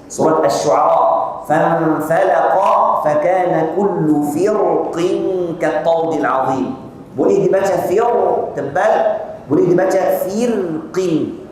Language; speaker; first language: Malay; non-native, fluent; Arabic